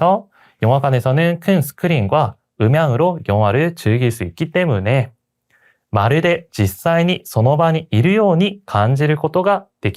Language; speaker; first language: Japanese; non-native, fluent; Korean